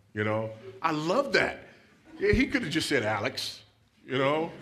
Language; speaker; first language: English; native; English